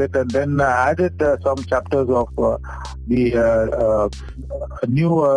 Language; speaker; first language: English; non-native, local second language; Telugu